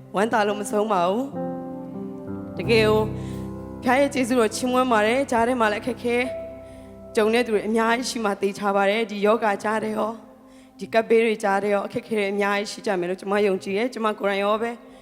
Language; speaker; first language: Burmese; non-native, local second language; Hakha Chin